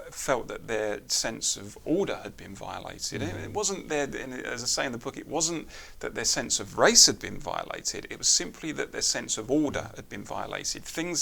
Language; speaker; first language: English; native; English